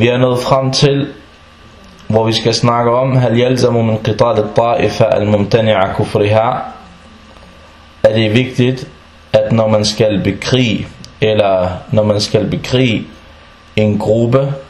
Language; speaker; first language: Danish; non-native, fluent; Arabic